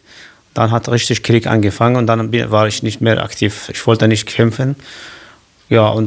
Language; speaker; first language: German; non-native, learner; Kurdish